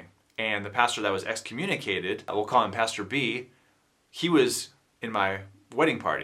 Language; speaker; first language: English; native; English